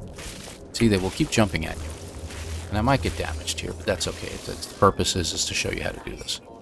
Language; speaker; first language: English; native; English